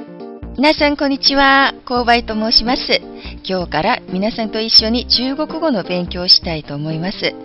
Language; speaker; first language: Japanese; non-native, fluent; Chinese